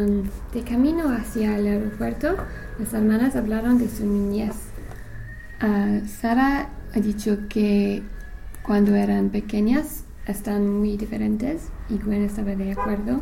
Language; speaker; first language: Spanish; non-native, learner; English